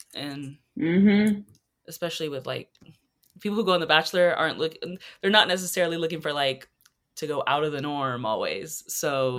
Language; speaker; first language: English; native; English